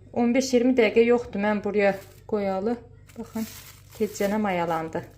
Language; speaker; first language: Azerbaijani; early bilingual, heritage; Azerbaijani